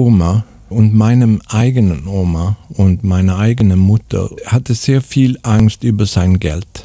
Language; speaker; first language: German; non-native, learner; Swedish